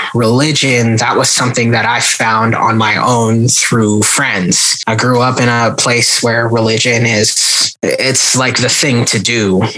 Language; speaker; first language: English; native; English